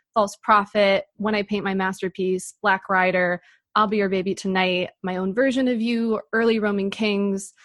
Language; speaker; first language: English; native; English